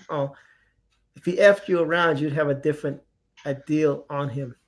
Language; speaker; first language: English; non-native, fluent; Spanish